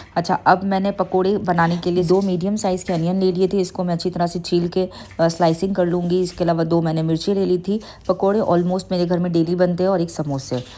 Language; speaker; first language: Urdu; native; Urdu